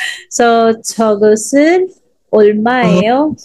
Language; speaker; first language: Korean; non-native, fluent; Filipino